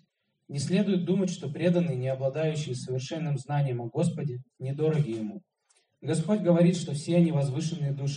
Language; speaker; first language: Russian; native; Russian